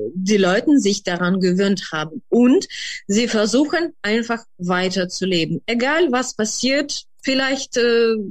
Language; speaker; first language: German; non-native, fluent; Ukrainian